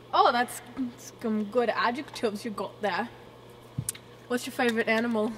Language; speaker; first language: English; native; English